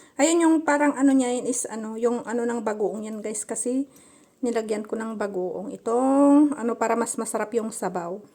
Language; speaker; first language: Filipino; non-native, local second language; Iloko